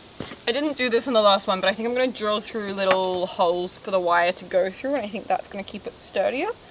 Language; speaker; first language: English; native; English